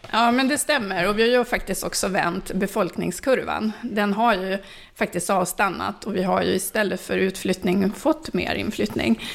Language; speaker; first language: Swedish; early bilingual, other home language; Finnish